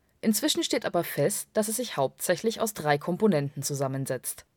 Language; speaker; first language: German; native; German